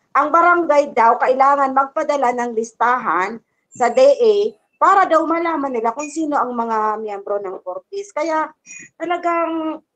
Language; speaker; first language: Filipino; non-native, local second language; Bikol